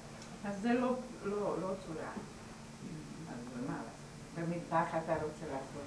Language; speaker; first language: Hebrew; non-native, learner; Hungarian